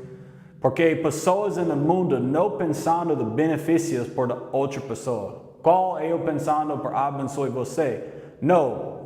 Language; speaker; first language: Portuguese; non-native, learner; English